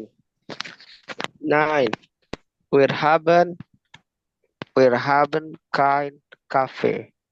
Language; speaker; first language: German; non-native, learner; Indonesian